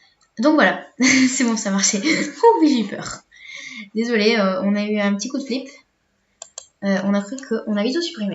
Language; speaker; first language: French; native; French